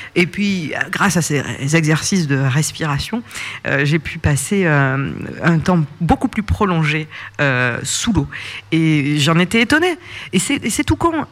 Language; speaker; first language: French; native; French